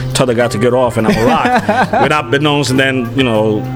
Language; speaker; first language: English; native; English